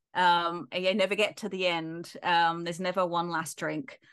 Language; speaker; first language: English; native; English